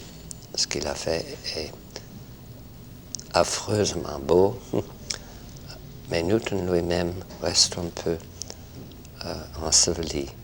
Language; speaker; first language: French; non-native, fluent; English